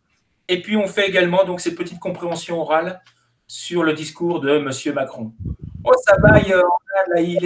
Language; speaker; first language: French; native; French